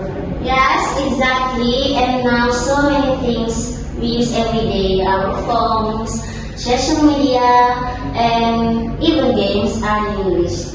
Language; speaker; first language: English; non-native, learner; Indonesian